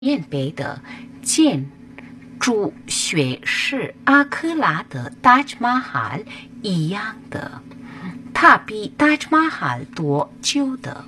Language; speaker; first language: Chinese; non-native, fluent; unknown